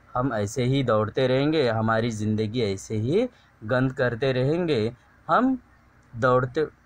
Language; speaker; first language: Hindi; non-native, local second language; Marathi